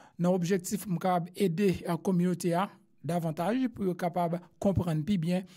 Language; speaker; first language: French; non-native, local second language; Haitian Creole